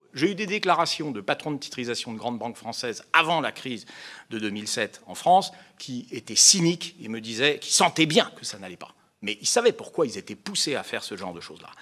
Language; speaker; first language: French; native; French